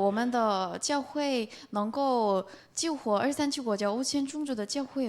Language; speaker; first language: Chinese; non-native, fluent; Korean